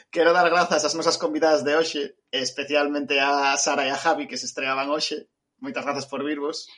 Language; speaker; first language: Galician; non-native, local second language; Spanish